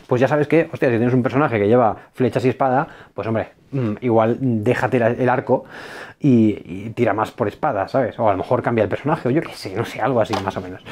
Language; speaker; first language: Spanish; native; Spanish